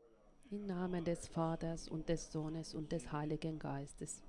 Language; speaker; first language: German; non-native, fluent; Finnish